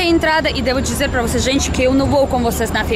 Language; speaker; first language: Portuguese; non-native, fluent; Russian